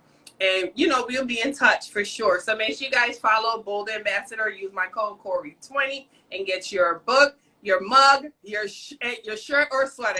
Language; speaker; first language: English; native; English